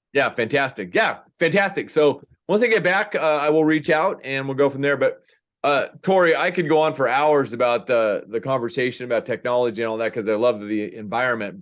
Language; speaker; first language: English; native; English